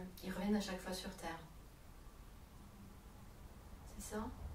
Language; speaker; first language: French; native; French